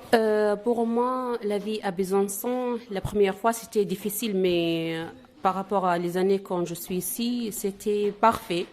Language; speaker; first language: French; non-native, learner; Arabic